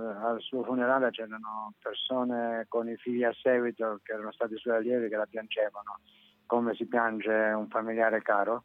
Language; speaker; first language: Italian; native; Italian